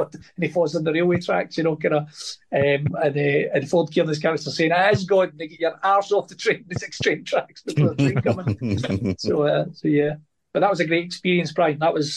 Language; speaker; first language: English; native; English